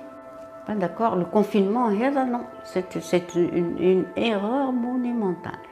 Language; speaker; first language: French; non-native, local second language; Arabic